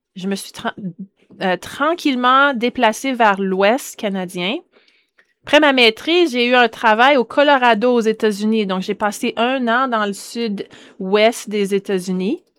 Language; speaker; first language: French; native; French